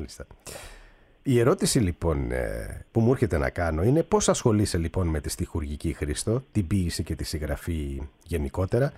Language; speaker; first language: Greek; native; Greek